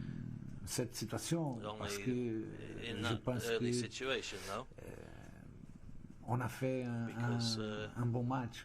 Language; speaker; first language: French; non-native, fluent; Portuguese